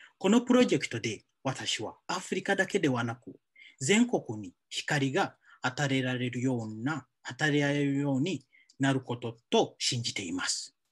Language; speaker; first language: Japanese; non-native, fluent; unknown